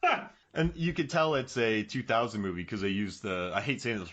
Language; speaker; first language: English; native; English